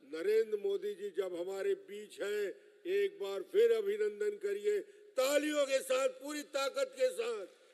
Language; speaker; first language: Hindi; native; Hindi